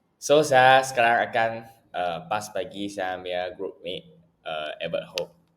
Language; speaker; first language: Malay; non-native, local second language; Chinese